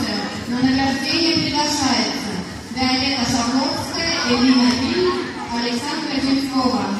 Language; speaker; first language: Russian; native; Russian